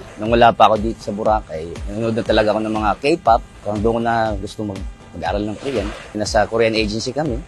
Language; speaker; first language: Filipino; non-native, local second language; Cebuano